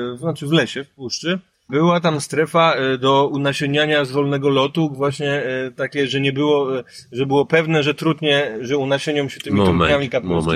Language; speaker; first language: Polish; native; Polish